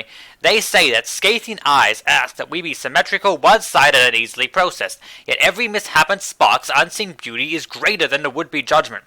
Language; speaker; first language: English; native; English